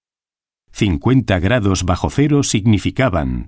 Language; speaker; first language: Spanish; native; Spanish